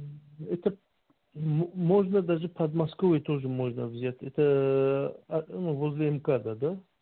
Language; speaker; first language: Russian; non-native, learner; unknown